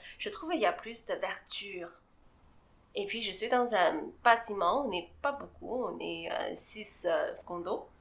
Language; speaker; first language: French; non-native, fluent; Chinese